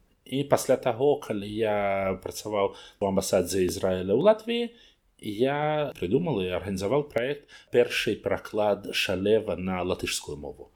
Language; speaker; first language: Belarusian; non-native, learner; Russian